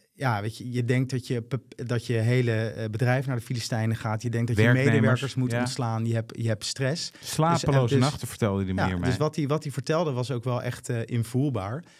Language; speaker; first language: Dutch; native; Dutch